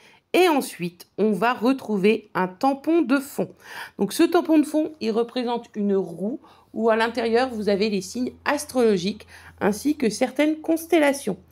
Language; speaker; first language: French; native; French